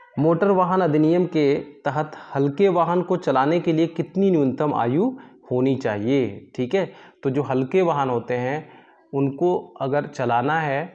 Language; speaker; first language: Hindi; native; Hindi